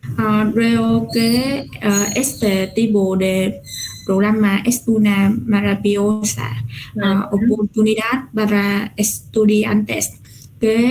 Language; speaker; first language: Spanish; non-native, learner; Vietnamese